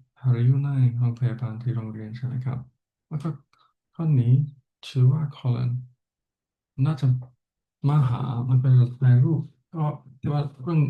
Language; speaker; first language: Thai; non-native, learner; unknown